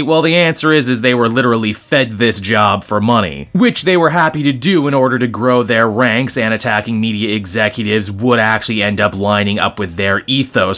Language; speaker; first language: English; native; English